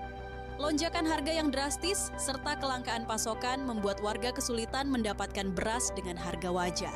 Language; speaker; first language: Indonesian; native; Indonesian